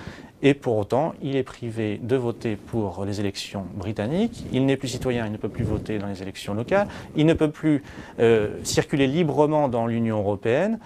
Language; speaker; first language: French; native; French